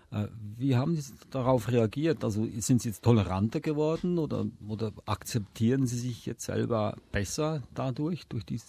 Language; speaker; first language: German; native; German